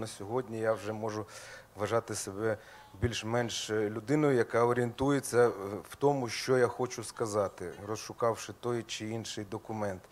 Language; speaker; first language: Ukrainian; native; Ukrainian